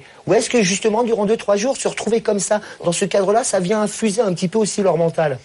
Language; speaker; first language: French; native; French